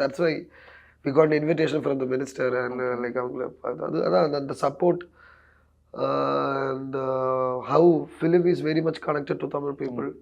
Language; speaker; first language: Tamil; non-native, learner; Malayalam